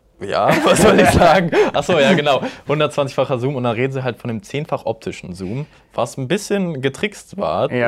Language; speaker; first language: German; native; German